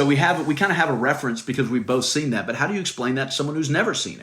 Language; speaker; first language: English; native; English